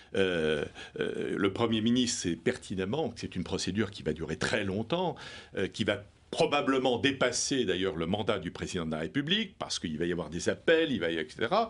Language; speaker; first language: French; native; French